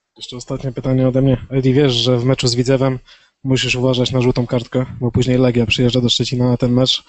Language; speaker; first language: Polish; native; Polish